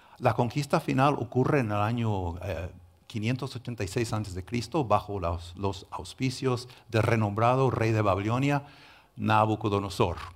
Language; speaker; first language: Spanish; non-native, fluent; English